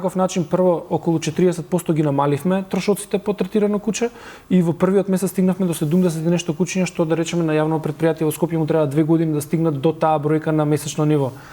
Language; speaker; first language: Macedonian; native; Macedonian